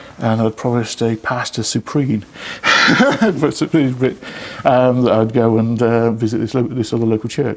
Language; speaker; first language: English; native; English